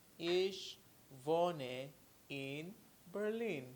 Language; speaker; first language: German; non-native, fluent; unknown